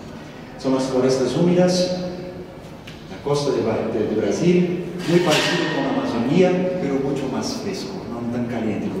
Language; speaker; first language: Spanish; non-native, learner; Portuguese